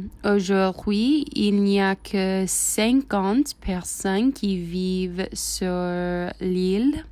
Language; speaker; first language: French; non-native, learner; English